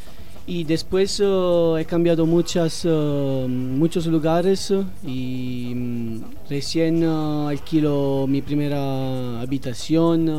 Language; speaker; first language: Spanish; non-native, learner; Italian